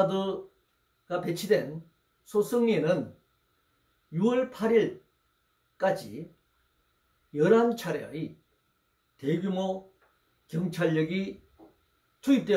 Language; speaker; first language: Korean; native; Korean